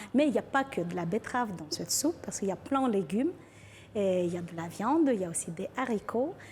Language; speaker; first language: French; non-native, fluent; Ukrainian